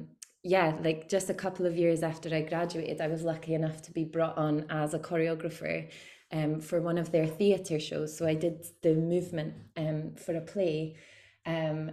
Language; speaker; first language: English; native; English